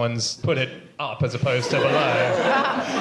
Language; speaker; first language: English; non-native, local second language; Cantonese